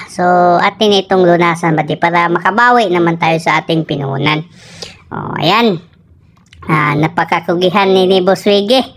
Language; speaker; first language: Filipino; non-native, local second language; Cebuano